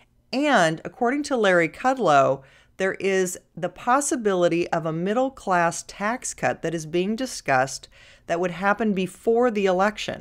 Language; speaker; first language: English; native; English